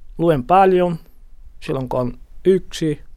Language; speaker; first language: Finnish; non-native, learner; Portuguese